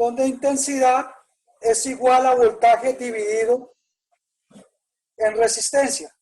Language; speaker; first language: Spanish; native; Spanish